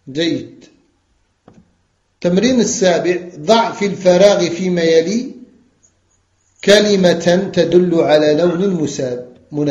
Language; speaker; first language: Arabic; non-native, fluent; French